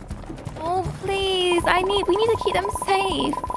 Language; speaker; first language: English; native; English